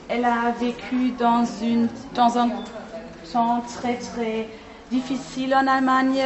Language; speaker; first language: French; non-native, fluent; German